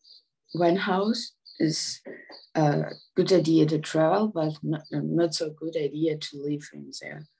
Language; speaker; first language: English; non-native, learner; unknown